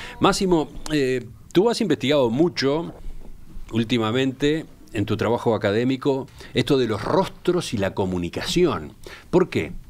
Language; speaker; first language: Spanish; native; Spanish